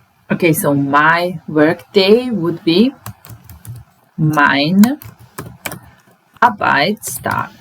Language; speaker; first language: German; non-native, fluent; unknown